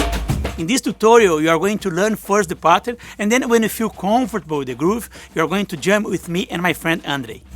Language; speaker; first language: English; non-native, fluent; Portuguese